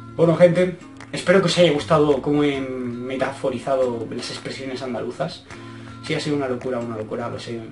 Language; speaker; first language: Spanish; native; Spanish